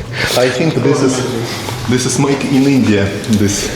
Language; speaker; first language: English; non-native, learner; Russian